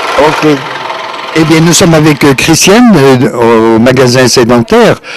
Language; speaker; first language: French; native; French